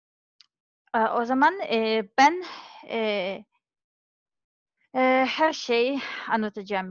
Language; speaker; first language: Turkish; non-native, learner; Serbian